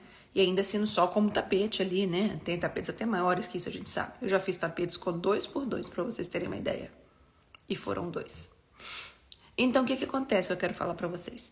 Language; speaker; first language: Portuguese; native; Portuguese